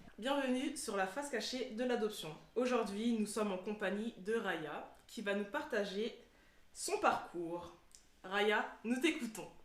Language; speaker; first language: French; native; French